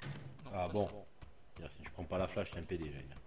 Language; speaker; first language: French; native; French